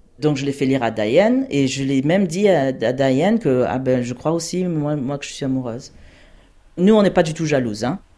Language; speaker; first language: French; native; French